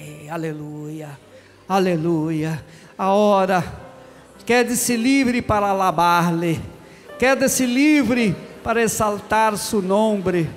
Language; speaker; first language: Portuguese; non-native, fluent; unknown